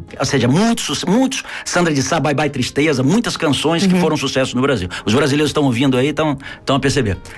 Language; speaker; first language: Portuguese; native; Portuguese